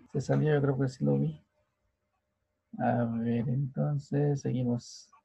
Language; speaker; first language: Spanish; native; Spanish